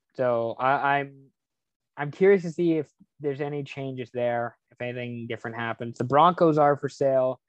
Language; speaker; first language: English; native; English